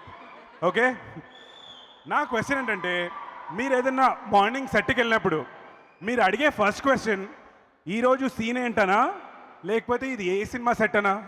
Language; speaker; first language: Telugu; native; Telugu